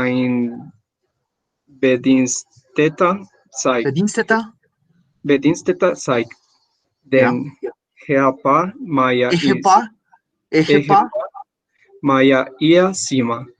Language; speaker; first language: German; non-native, learner; Spanish